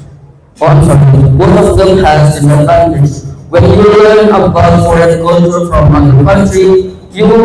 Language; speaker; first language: English; non-native, fluent; Indonesian